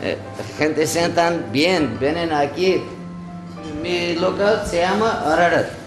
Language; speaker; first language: Spanish; non-native, learner; Armenian